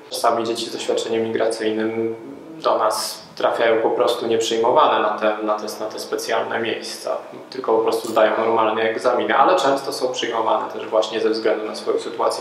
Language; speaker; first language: Polish; native; Polish